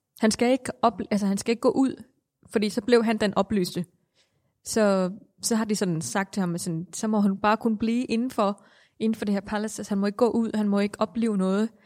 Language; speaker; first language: Danish; non-native, fluent; Thai